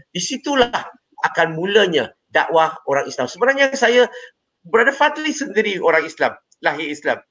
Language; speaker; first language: Malay; non-native, local second language; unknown